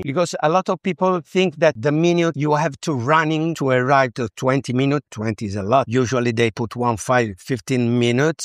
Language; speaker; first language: English; non-native, learner; Italian